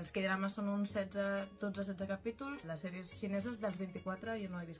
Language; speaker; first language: Catalan; native; Catalan